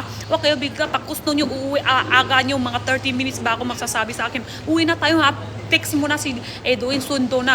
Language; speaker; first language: Filipino; non-native, learner; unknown